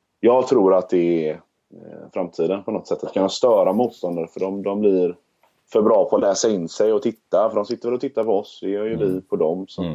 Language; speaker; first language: Swedish; native; Swedish